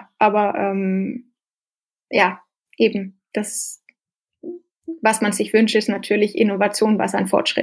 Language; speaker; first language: German; non-native, fluent; Danish